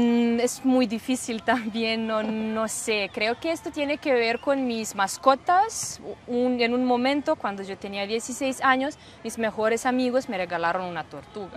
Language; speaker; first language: Spanish; non-native, fluent; Serbian